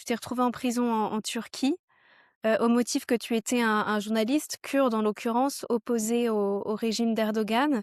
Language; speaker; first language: French; native; French